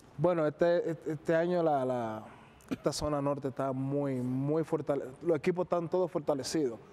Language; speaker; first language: Spanish; native; Spanish